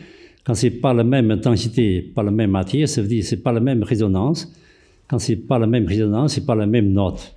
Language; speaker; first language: French; non-native, fluent; Chinese